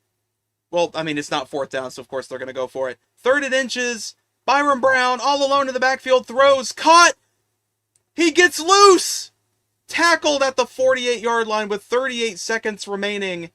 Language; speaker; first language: English; native; English